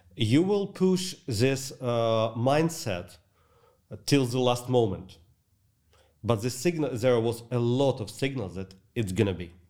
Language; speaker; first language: English; non-native, learner; Ukrainian